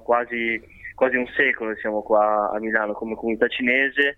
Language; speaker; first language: Italian; early bilingual, other home language; Chinese